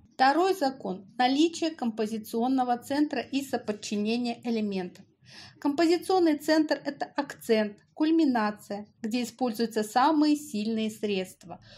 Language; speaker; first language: Russian; native; Russian